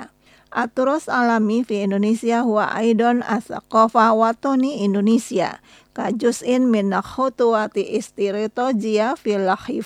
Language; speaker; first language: Arabic; non-native, fluent; Indonesian